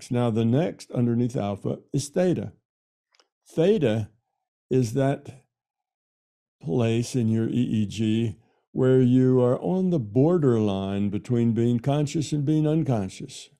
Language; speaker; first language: English; native; English